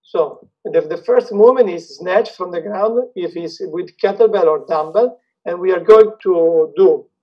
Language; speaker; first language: English; non-native, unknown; Italian